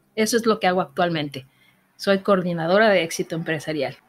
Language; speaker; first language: Spanish; native; Spanish